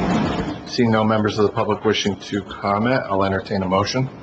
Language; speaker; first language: English; native; English